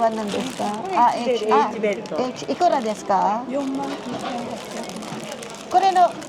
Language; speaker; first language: Japanese; non-native, learner; Filipino